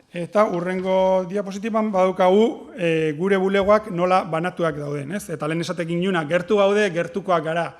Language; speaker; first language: Basque; native; Basque